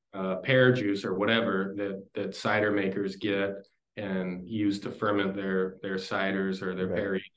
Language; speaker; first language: English; native; English